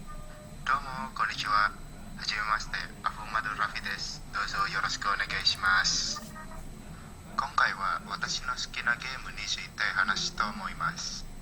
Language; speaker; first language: Japanese; non-native, learner; Indonesian